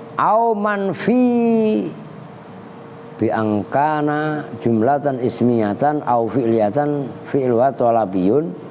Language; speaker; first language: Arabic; non-native, fluent; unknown